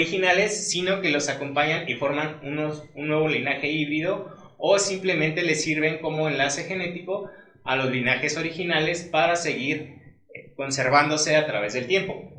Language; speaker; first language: Spanish; native; Spanish